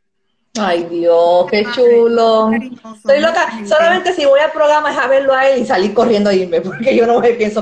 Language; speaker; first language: Spanish; native; Spanish